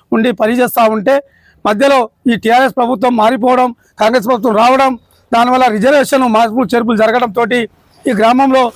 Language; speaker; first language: Telugu; non-native, local second language; Lambadi